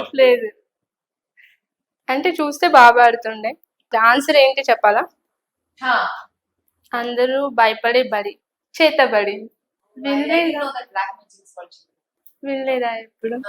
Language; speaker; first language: Telugu; native; Telugu